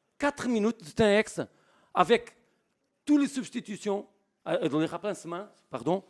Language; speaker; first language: French; non-native, learner; Portuguese